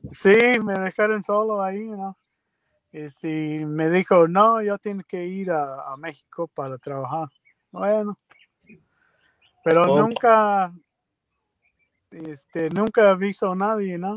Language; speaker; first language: Spanish; non-native, learner; English